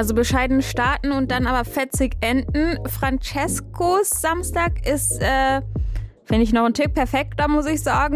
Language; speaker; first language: German; native; German